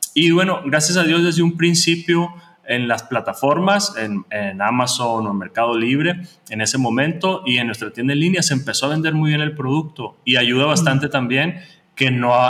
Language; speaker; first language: Spanish; native; Spanish